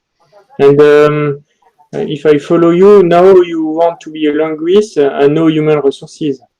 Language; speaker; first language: English; non-native, learner; French